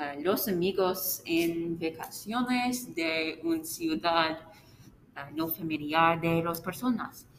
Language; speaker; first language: Spanish; non-native, learner; English